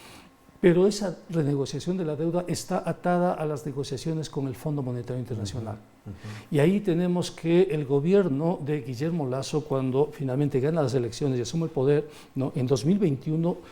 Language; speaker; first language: Spanish; native; Spanish